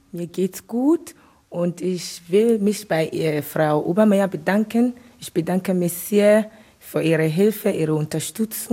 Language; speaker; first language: German; non-native, learner; Akan